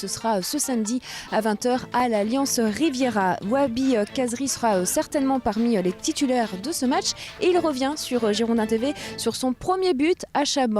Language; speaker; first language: French; native; French